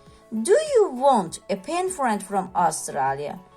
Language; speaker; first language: English; non-native, fluent; Azerbaijani